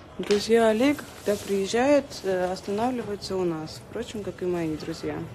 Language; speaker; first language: Russian; native; Russian